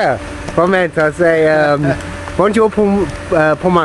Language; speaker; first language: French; non-native, learner; English